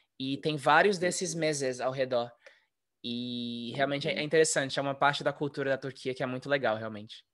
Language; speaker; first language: Portuguese; native; Portuguese